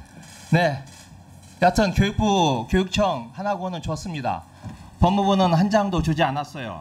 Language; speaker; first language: Korean; native; Korean